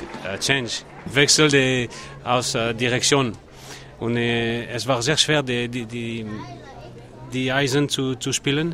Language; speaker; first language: German; non-native, learner; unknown